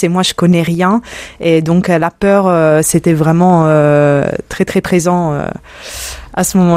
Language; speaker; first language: French; non-native, fluent; Italian